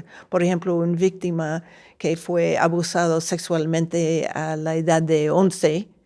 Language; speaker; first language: Spanish; non-native, fluent; English